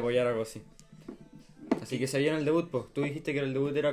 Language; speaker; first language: Spanish; native; Spanish